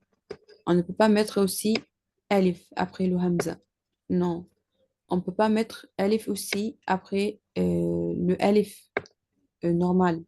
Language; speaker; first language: French; non-native, learner; Arabic